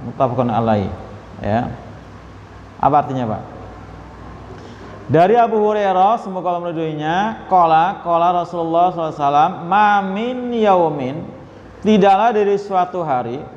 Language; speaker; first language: Indonesian; native; Indonesian